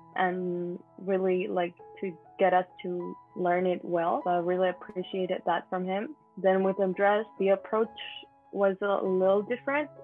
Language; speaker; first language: English; non-native, fluent; Spanish